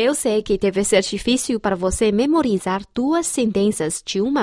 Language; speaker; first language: Portuguese; non-native, fluent; Chinese